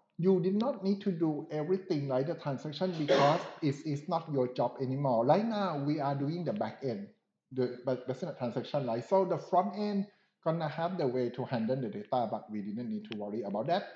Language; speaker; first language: English; non-native, fluent; Thai